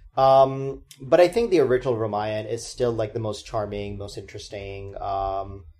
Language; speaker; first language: English; non-native, local second language; Hindi